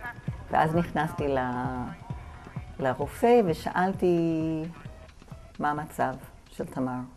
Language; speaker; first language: Hebrew; non-native, fluent; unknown